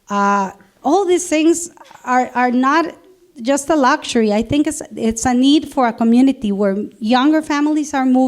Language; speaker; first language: English; non-native, fluent; Spanish